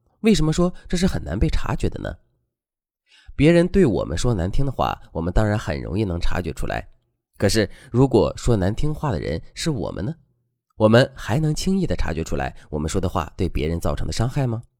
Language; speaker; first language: Chinese; native; Chinese